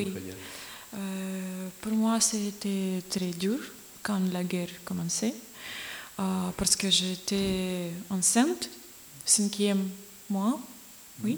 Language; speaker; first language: French; non-native, learner; Ukrainian